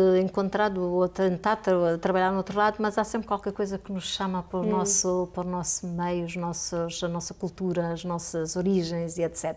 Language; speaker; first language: Portuguese; native; Portuguese